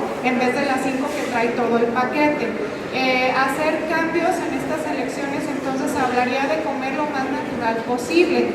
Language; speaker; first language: Spanish; native; Spanish